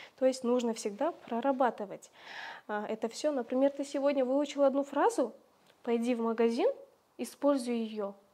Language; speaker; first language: Russian; native; Russian